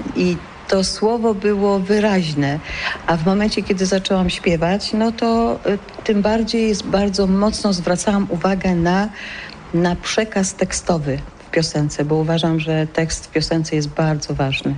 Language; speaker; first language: Polish; early bilingual, other home language; Greek